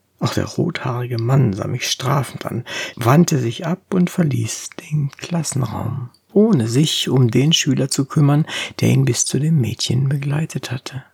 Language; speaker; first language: German; native; German